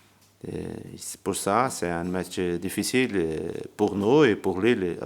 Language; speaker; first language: French; non-native, learner; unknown